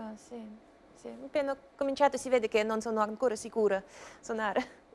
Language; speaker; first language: Italian; non-native, fluent; Russian